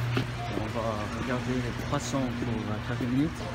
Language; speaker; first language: French; non-native, local second language; English